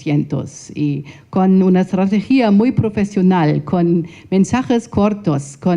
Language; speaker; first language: Spanish; non-native, fluent; German